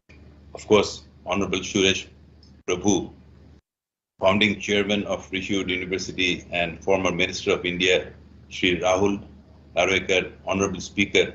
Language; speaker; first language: English; non-native, fluent; Bangla